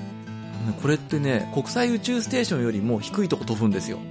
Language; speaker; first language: Japanese; native; Japanese